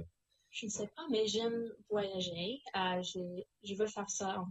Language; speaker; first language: French; non-native, local second language; English